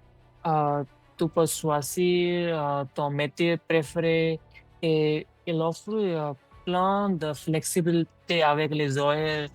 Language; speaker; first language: French; non-native, learner; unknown